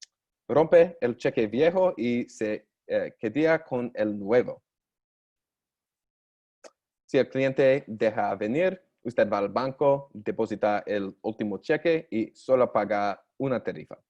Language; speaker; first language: Spanish; non-native, learner; English